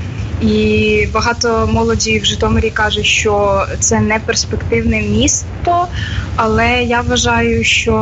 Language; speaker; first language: Ukrainian; native; Ukrainian